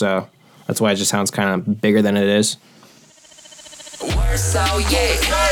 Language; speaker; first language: English; native; English